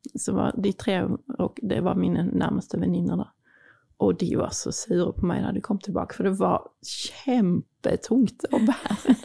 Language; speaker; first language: Norwegian; native; Norwegian